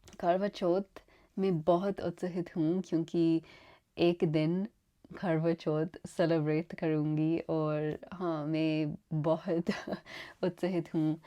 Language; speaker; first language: Hindi; non-native, learner; English